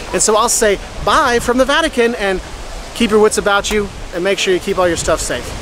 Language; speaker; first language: English; native; English